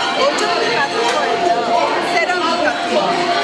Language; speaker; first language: Korean; non-native, fluent; Turkish